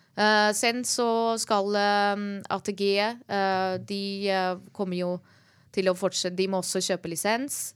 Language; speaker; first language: Norwegian; early bilingual, other home language; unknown